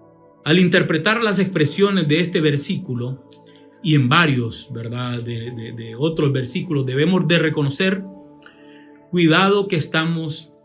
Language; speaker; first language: Spanish; native; Spanish